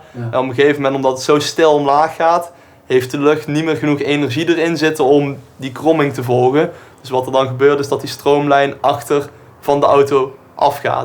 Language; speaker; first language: Dutch; native; Dutch